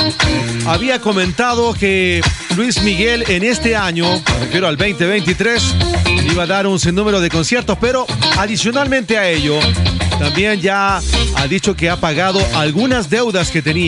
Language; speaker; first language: Spanish; native; Spanish